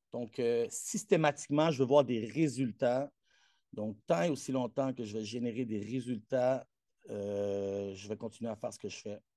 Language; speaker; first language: French; non-native, fluent; Spanish